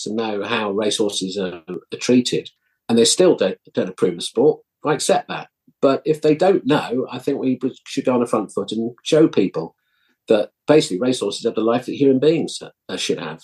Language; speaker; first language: English; native; English